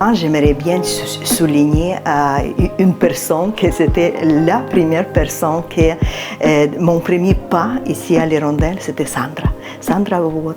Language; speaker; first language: French; non-native, learner; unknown